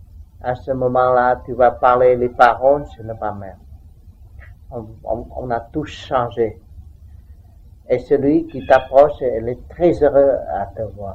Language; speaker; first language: French; non-native, learner; Vietnamese